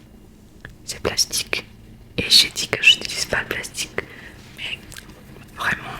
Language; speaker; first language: French; non-native, learner; Spanish